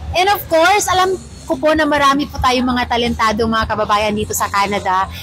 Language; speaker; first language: Filipino; non-native, local second language; Cebuano